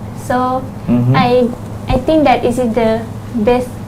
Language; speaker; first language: English; non-native, learner; Thai